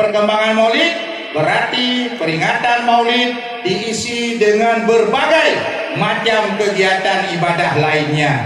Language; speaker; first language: Malay; non-native, local second language; Achinese